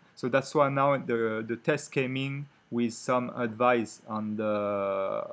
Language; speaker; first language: English; non-native, fluent; French